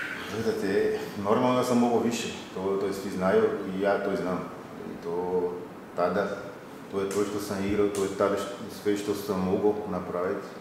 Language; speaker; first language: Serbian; non-native, fluent; Portuguese